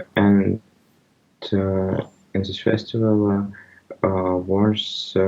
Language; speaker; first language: English; non-native, learner; Russian